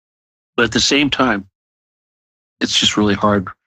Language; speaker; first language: English; native; English